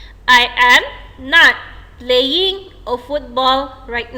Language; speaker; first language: English; non-native, fluent; Indonesian